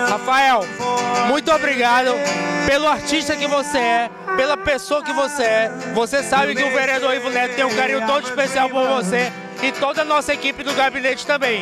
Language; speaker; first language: Portuguese; native; Portuguese